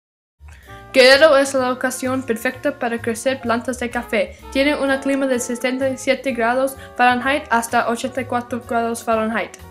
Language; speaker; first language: Spanish; non-native, learner; English